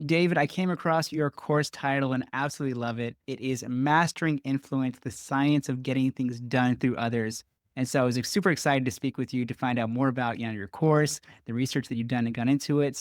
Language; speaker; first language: English; native; English